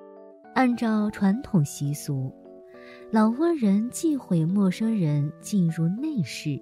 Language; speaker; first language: Chinese; native; Chinese